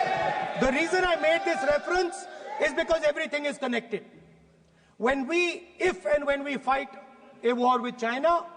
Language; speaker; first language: English; non-native, local second language; Hindi